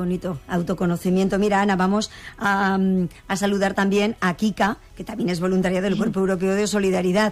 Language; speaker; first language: Spanish; native; Spanish